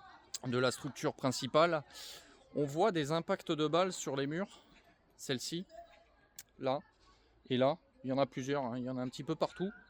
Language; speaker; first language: French; native; French